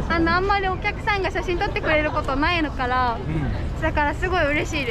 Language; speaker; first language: Japanese; native; Japanese